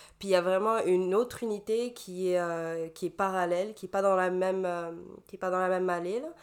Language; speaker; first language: French; non-native, local second language; Arabic